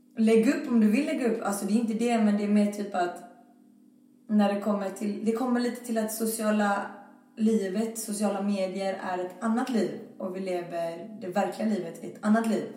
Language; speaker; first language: Swedish; early bilingual, other home language; Albanian